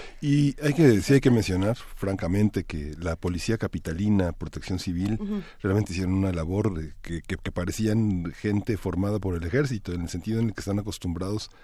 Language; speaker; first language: Spanish; native; Spanish